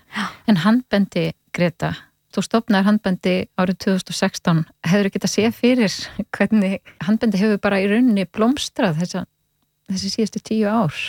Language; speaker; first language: Icelandic; native; Icelandic